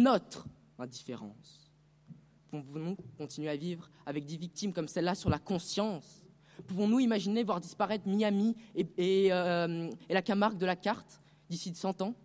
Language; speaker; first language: French; non-native, fluent; Romanian